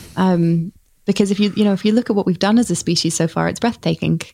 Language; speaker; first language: English; native; English